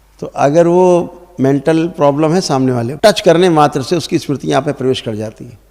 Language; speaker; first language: Hindi; native; Hindi